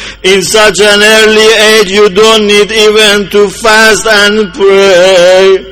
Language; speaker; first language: English; non-native, fluent; Persian